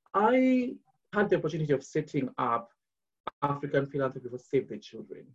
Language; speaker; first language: English; non-native, local second language; Ganda